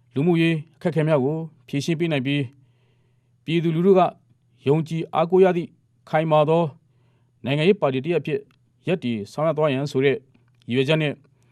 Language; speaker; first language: Burmese; non-native, local second language; Mon